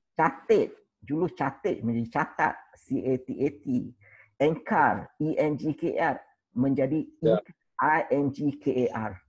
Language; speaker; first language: Malay; native; Malay